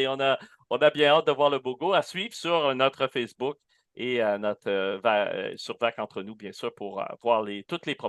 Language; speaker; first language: French; native; French